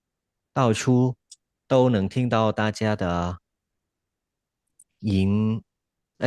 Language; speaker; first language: Chinese; non-native, learner; Khmer